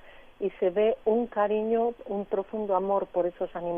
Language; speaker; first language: Spanish; native; Spanish